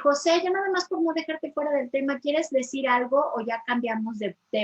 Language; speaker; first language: Spanish; native; Spanish